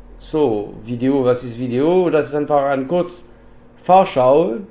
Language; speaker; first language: German; non-native, learner; French